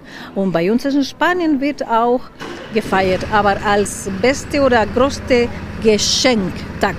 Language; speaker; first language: German; non-native, learner; Spanish